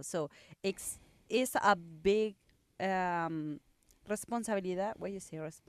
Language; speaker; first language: English; non-native, learner; Spanish